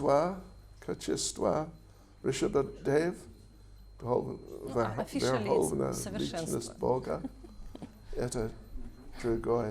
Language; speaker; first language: Russian; non-native, learner; English